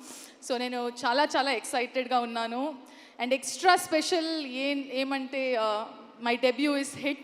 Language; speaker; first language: Telugu; non-native, learner; Kannada